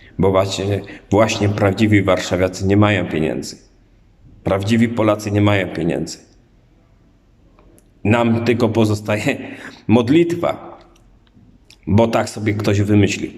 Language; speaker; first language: Polish; native; Polish